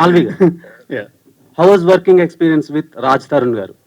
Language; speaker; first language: Telugu; native; Telugu